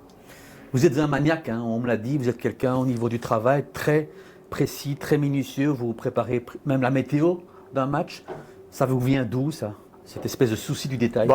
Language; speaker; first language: French; native; French